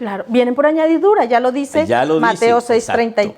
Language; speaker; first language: Spanish; native; Spanish